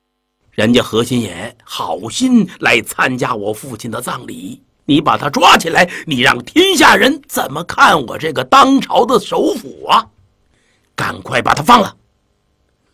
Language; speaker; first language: Chinese; native; Chinese